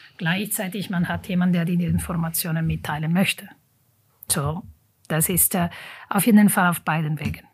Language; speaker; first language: German; non-native, fluent; Italian